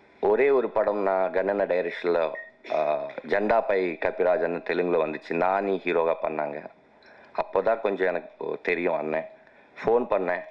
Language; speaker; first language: Tamil; non-native, learner; Telugu